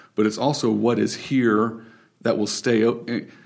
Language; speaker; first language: English; native; English